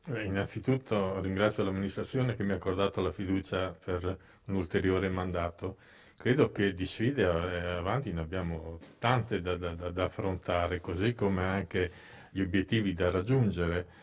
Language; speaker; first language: Italian; native; Italian